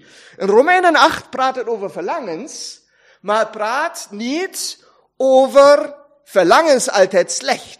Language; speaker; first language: Dutch; non-native, fluent; German